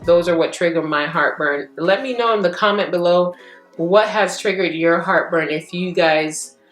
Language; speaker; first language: English; native; English